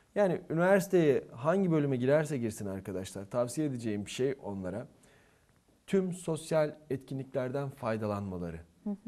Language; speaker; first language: Turkish; non-native, local second language; Kurdish